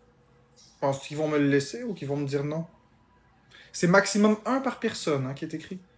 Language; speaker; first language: French; native; French